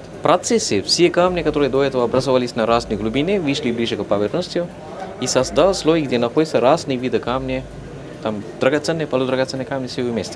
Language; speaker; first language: Russian; non-native, fluent; Sinhala